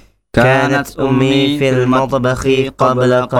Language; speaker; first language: Arabic; non-native, learner; Indonesian